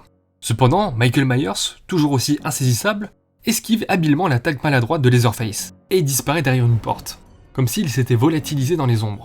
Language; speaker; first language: French; native; French